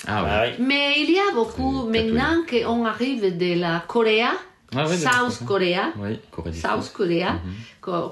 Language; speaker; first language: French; non-native, learner; Galician